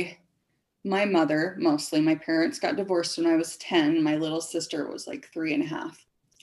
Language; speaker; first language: English; native; English